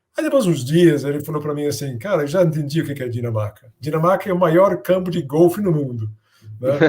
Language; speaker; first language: Portuguese; non-native, fluent; Danish